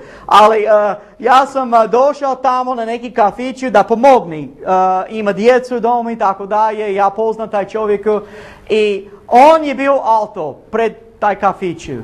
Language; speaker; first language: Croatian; non-native, learner; English